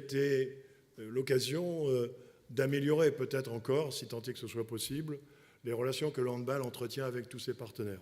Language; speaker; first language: French; native; French